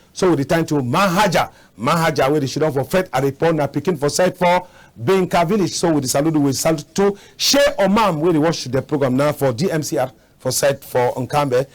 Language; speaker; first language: Nigerian Pidgin; native; Nigerian Pidgin